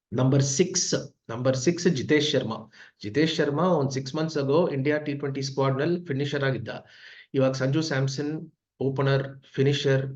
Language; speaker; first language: Kannada; non-native, local second language; Tamil